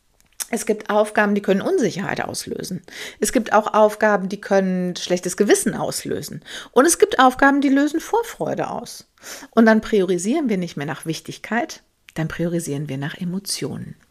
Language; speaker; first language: German; native; German